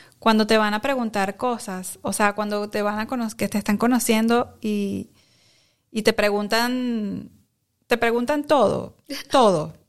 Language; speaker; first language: Spanish; native; Spanish